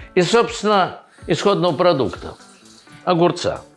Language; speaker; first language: Russian; native; Russian